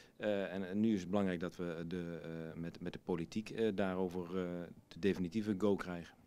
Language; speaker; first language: Dutch; native; Dutch